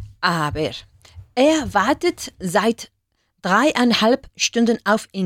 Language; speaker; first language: German; non-native, learner; Spanish